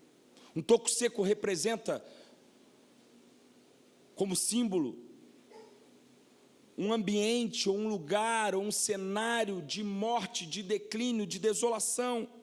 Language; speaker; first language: Portuguese; native; Portuguese